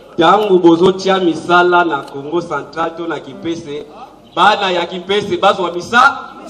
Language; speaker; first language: Lingala; non-native, local second language; Kongo